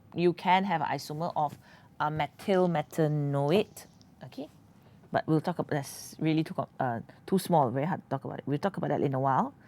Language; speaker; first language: English; non-native, local second language; Malay